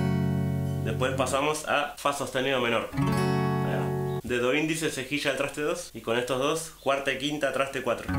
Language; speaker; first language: Spanish; native; Spanish